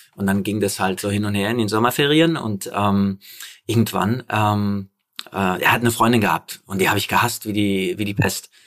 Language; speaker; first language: German; early bilingual, other home language; Polish